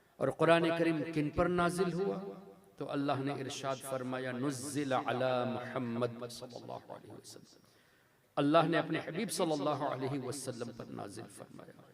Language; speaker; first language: Urdu; non-native, fluent; Tamil